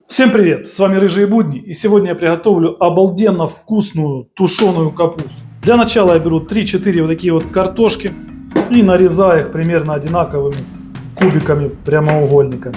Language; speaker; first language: Russian; native; Russian